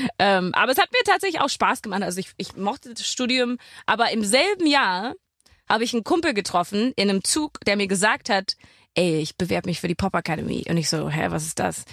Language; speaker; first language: German; non-native, fluent; English